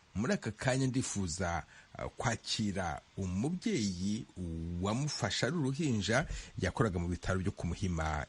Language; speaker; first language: Kinyarwanda; native; Kinyarwanda